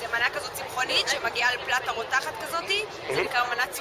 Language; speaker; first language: Hebrew; native; Hebrew